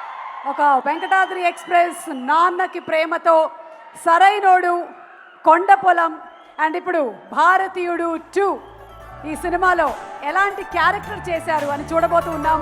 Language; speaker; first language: Telugu; native; Telugu